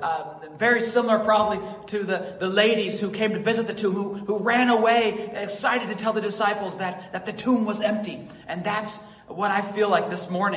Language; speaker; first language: English; native; English